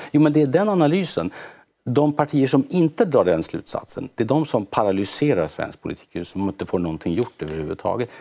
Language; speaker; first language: Swedish; native; Swedish